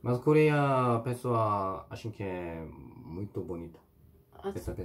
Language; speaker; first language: Portuguese; non-native, learner; Korean